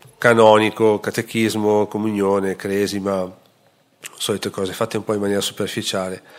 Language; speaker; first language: Italian; native; Italian